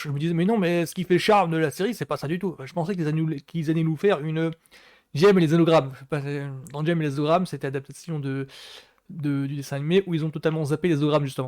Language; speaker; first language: French; native; French